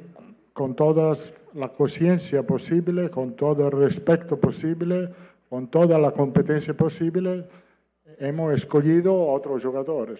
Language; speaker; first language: Portuguese; non-native, fluent; Italian